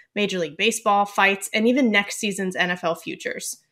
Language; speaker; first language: English; native; English